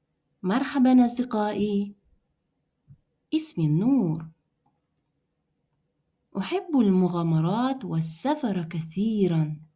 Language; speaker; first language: Arabic; non-native, fluent; Russian